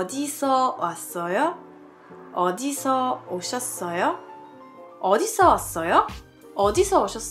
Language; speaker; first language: Korean; non-native, fluent; French